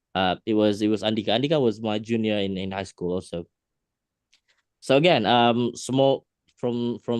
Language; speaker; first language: English; non-native, fluent; Indonesian